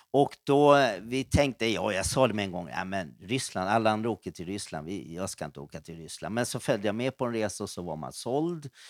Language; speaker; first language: Swedish; native; Swedish